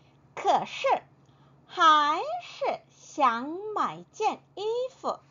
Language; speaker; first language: Chinese; non-native, fluent; Korean